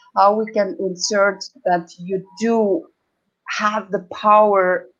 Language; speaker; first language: English; non-native, fluent; Estonian